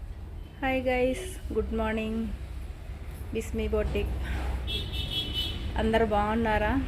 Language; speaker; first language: Telugu; native; Telugu